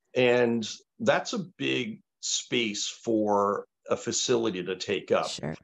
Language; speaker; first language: English; native; English